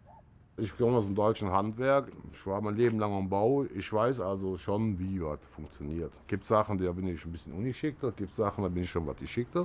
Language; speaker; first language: German; native; German